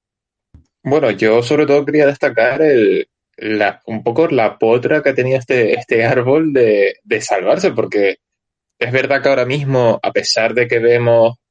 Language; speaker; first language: Spanish; native; Spanish